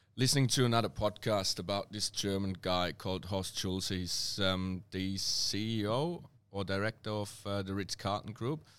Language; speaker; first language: English; non-native, fluent; German